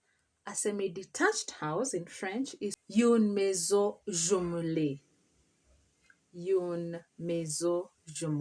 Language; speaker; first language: French; non-native, fluent; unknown